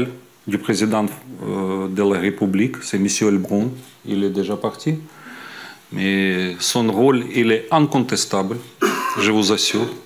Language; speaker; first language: French; non-native, fluent; Ukrainian